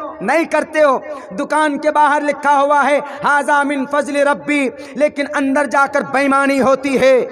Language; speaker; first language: Urdu; native; Urdu